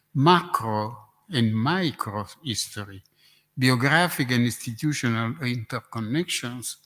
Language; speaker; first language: English; non-native, learner; Italian